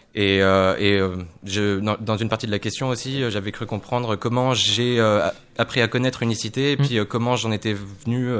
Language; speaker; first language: French; native; French